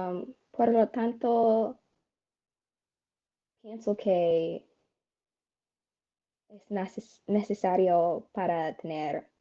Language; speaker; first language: Spanish; non-native, learner; English